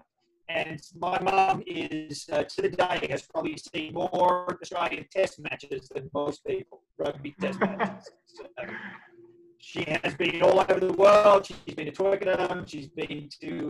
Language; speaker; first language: English; native; English